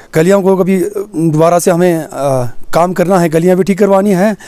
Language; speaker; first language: Hindi; native; Hindi